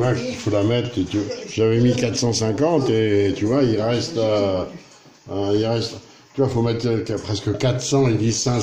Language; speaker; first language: French; native; French